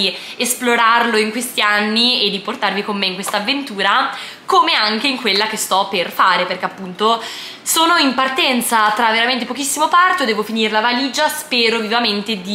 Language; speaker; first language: Italian; native; Italian